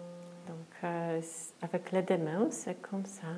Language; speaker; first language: French; non-native, fluent; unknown